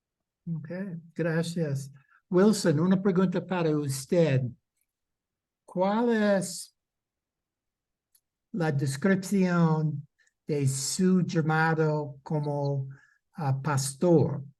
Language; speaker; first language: Spanish; non-native, fluent; English